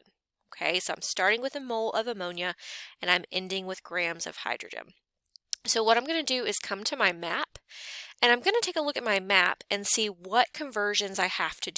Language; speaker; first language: English; native; English